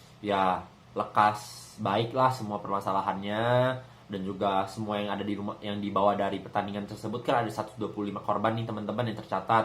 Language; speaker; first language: Indonesian; native; Indonesian